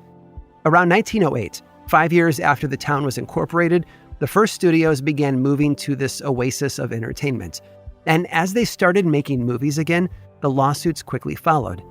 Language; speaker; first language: English; native; English